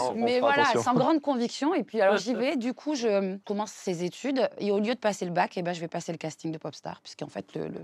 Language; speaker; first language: French; native; French